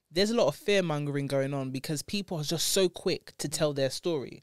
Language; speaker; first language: English; native; English